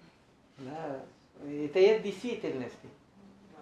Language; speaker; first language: Russian; non-native, learner; Sinhala